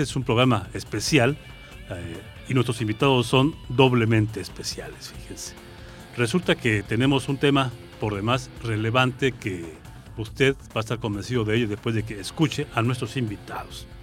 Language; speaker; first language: Spanish; native; Spanish